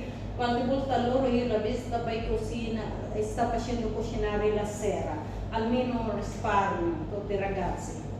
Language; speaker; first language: Italian; non-native, learner; Filipino